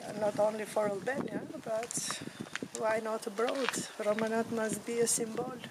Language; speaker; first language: English; non-native, fluent; Albanian